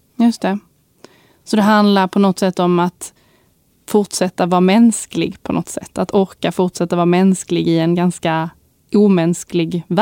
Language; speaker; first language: Swedish; native; Swedish